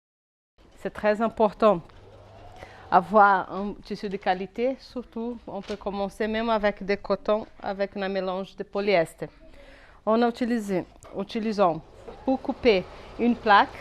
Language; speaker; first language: French; non-native, fluent; Portuguese